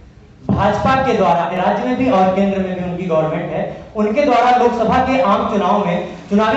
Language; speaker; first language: Hindi; native; Hindi